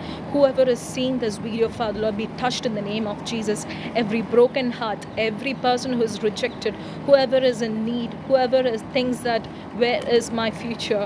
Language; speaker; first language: English; non-native, local second language; Tamil